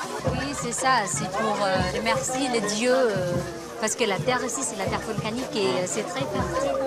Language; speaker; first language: French; non-native, fluent; Indonesian